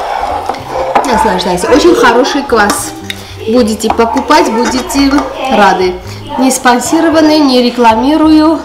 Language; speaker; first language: Russian; non-native, fluent; Armenian